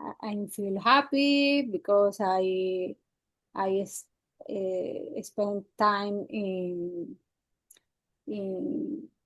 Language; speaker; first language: English; non-native, learner; Spanish